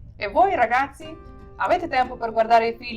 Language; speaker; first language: Italian; non-native, fluent; Ukrainian